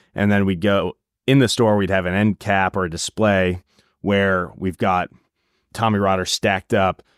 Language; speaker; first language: English; native; English